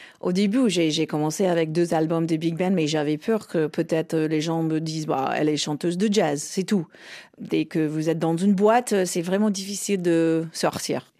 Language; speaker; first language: French; non-native, fluent; English